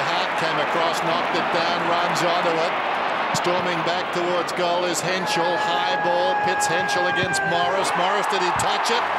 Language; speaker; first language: English; native; English